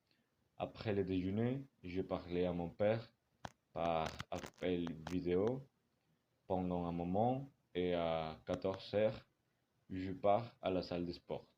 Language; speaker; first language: French; non-native, learner; Spanish